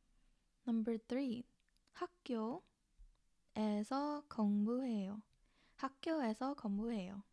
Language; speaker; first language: Korean; non-native, learner; English